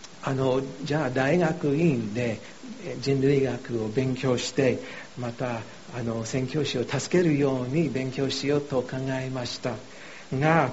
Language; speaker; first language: Japanese; non-native, fluent; English